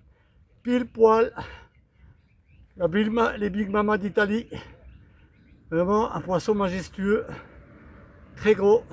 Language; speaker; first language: French; native; French